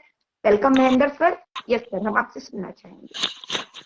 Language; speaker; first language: Hindi; native; Hindi